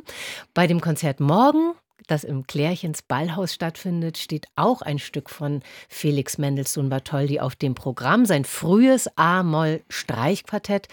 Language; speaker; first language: German; native; German